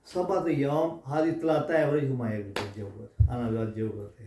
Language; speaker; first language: Arabic; non-native, learner; Urdu